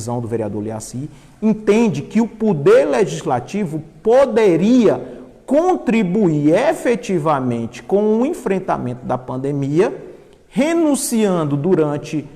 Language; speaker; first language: Portuguese; native; Portuguese